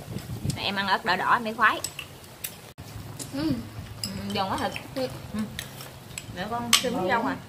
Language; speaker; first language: Vietnamese; native; Vietnamese